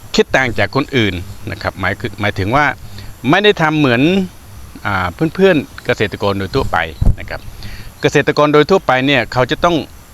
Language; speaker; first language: Thai; non-native, local second language; Khmer